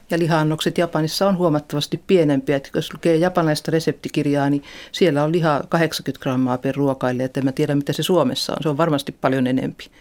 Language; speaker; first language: Finnish; native; Finnish